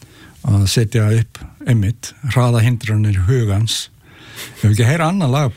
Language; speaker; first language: Icelandic; native; Icelandic